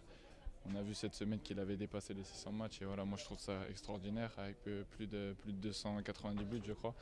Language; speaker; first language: French; native; French